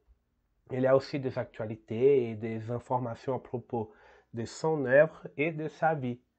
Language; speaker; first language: French; non-native, learner; Portuguese